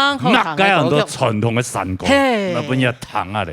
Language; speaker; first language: Chinese; native; Chinese